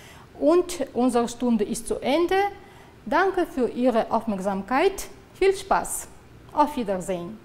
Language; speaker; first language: German; non-native, fluent; Uzbek